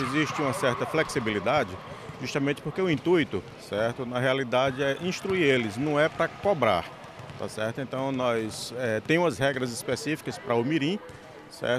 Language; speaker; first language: Portuguese; native; Portuguese